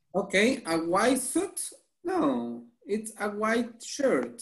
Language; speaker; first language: English; non-native, fluent; Spanish